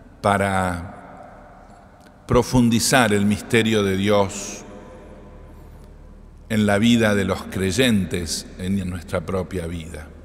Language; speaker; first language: Spanish; native; Spanish